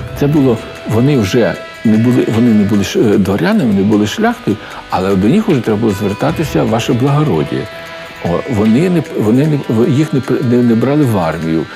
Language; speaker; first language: Ukrainian; native; Ukrainian